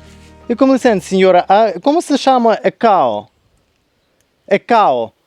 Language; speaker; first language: Portuguese; non-native, learner; Russian